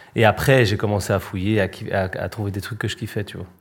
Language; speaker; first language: French; early bilingual, other home language; Spanish